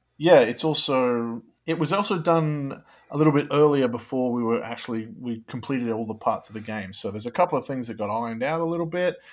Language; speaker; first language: English; native; English